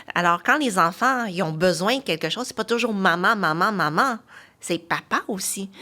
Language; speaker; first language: French; early bilingual, other home language; Chinese